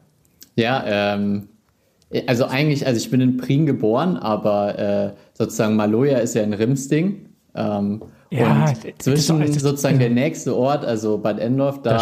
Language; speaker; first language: German; native; German